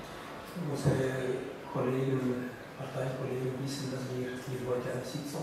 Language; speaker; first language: German; non-native, fluent; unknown